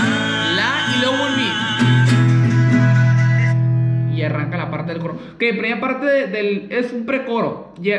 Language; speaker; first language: Spanish; native; Spanish